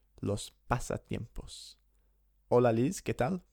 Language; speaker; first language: Spanish; non-native, fluent; English